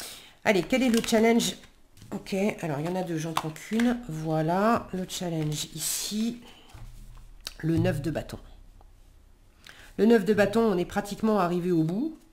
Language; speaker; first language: French; native; French